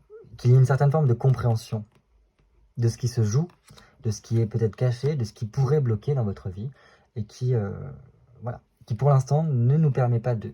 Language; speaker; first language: French; native; French